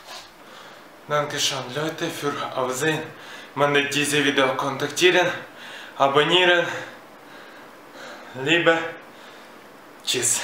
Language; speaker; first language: German; non-native, learner; Russian